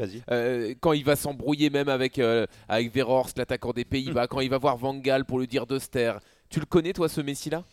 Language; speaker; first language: French; native; French